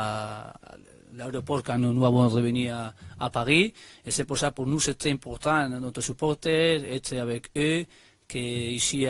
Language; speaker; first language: French; non-native, learner; Spanish